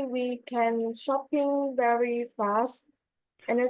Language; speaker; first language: English; non-native, learner; Vietnamese